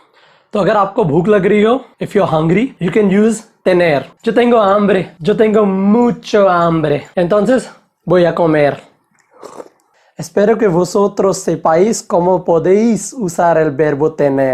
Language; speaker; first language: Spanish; non-native, learner; Hindi